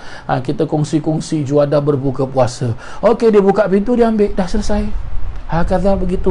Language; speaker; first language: Malay; native; Malay